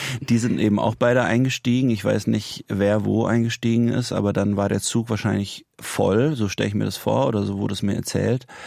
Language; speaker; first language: German; native; German